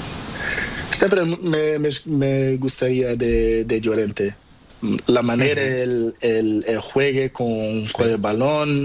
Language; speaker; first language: Spanish; non-native, learner; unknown